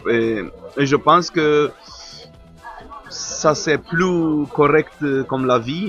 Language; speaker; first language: French; non-native, fluent; Romanian